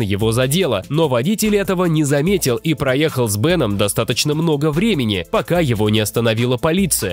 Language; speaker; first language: Russian; native; Russian